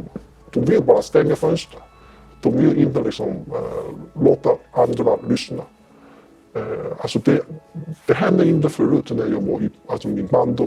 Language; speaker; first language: Swedish; non-native, fluent; Cantonese